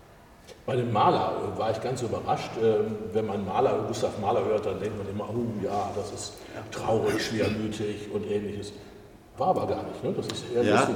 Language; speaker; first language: German; native; German